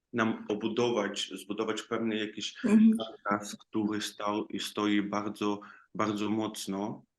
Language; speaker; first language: Polish; non-native, fluent; Ukrainian